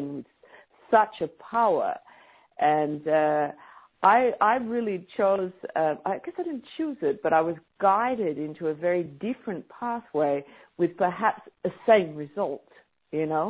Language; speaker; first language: English; native; English